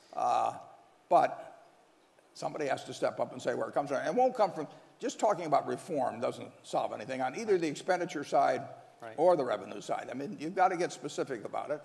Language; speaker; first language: English; native; English